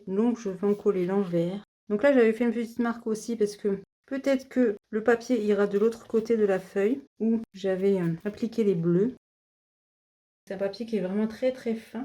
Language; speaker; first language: French; native; French